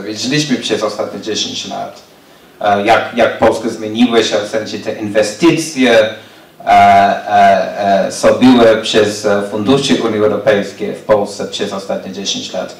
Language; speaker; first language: Polish; non-native, learner; English